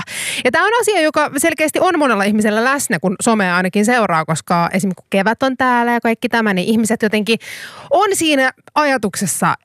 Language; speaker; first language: Finnish; native; Finnish